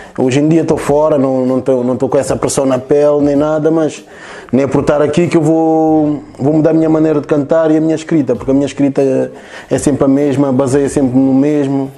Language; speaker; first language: Portuguese; early bilingual, other home language; Kabuverdianu